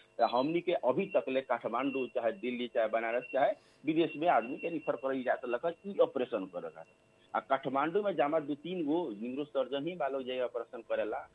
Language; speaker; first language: Bhojpuri; native; Bhojpuri